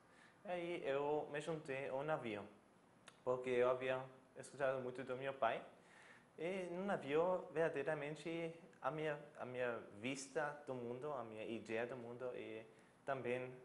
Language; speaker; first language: Portuguese; non-native, fluent; German